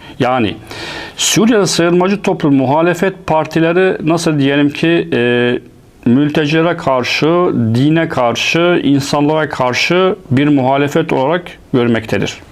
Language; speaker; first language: Turkish; non-native, fluent; Arabic